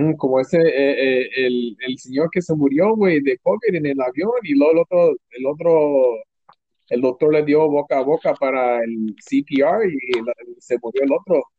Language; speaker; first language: Spanish; early bilingual, heritage; Spanish